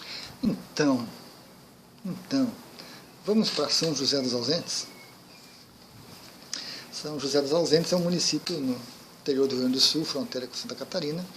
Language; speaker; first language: Portuguese; native; Portuguese